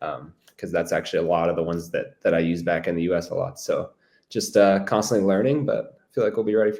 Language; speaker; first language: English; native; English